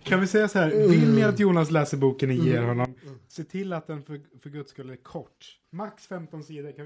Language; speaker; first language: Swedish; native; Swedish